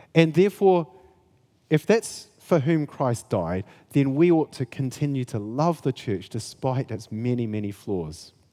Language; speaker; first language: English; native; English